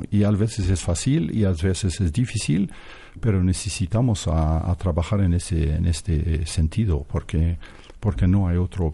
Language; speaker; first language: Spanish; non-native, fluent; Dutch